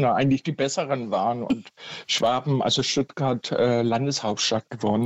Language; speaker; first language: German; native; German